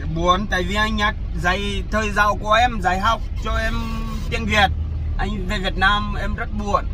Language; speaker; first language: Vietnamese; non-native, learner; Portuguese